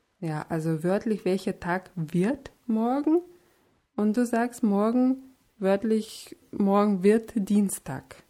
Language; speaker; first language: German; non-native, fluent; Russian